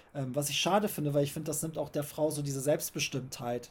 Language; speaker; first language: German; native; German